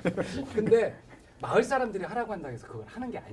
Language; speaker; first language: Korean; native; Korean